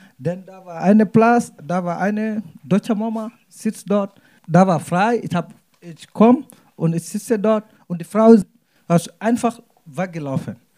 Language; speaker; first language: German; non-native, learner; Wolof